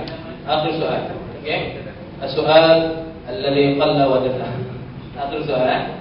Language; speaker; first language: Arabic; non-native, fluent; Malay